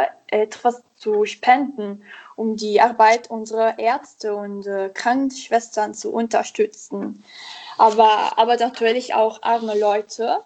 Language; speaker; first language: German; non-native, learner; Italian